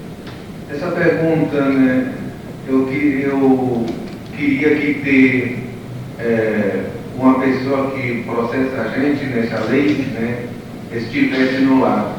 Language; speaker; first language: Portuguese; non-native, local second language; Kayapó